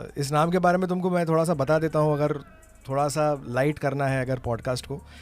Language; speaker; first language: Hindi; non-native, local second language; Tamil